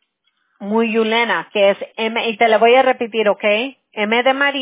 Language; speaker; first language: Spanish; early bilingual, heritage; Spanish